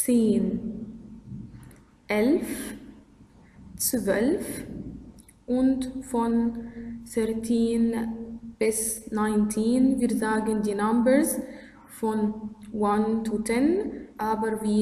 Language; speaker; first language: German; non-native, fluent; Arabic